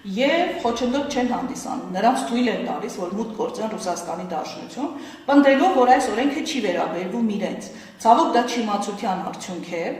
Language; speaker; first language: Armenian; native; Armenian